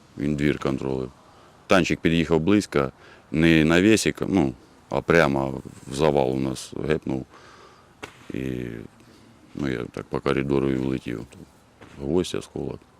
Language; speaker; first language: Ukrainian; non-native, local second language; Russian